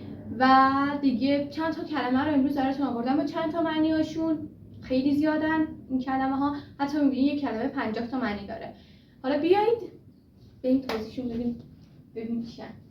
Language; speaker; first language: Persian; native; Persian